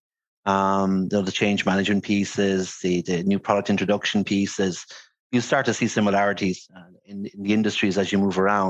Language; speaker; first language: English; native; English